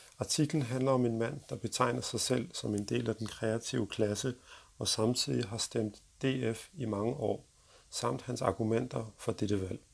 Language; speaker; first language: Danish; early bilingual, other home language; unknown